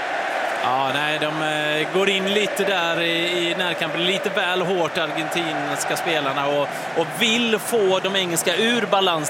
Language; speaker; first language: Swedish; native; Swedish